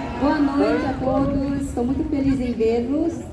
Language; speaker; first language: Portuguese; early bilingual, heritage; Korean